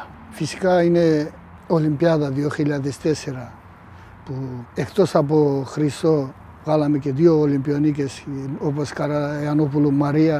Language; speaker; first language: Greek; early bilingual, heritage; Greek